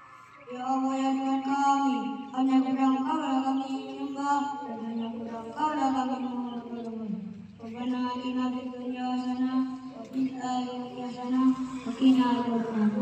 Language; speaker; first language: Indonesian; native; Indonesian